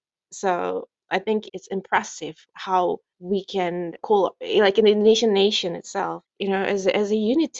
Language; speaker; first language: English; non-native, fluent; Indonesian